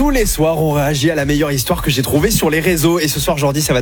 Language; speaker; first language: French; native; French